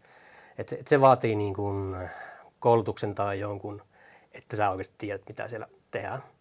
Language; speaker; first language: Finnish; native; Finnish